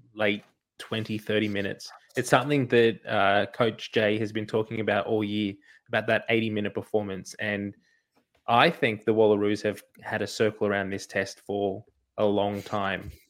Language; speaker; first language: English; native; English